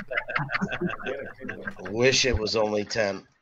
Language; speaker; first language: English; native; English